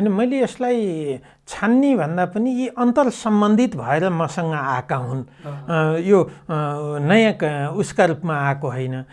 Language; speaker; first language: Nepali; native; Nepali